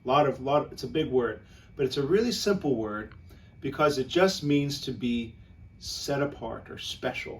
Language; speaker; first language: English; native; English